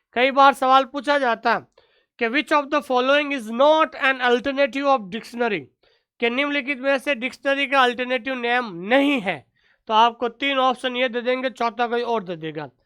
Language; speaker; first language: Hindi; native; Hindi